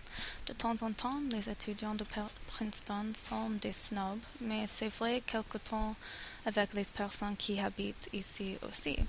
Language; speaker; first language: French; non-native, learner; English